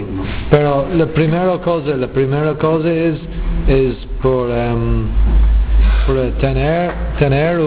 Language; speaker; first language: Spanish; non-native, learner; English